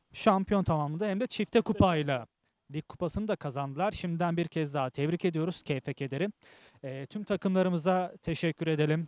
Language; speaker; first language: Turkish; native; Turkish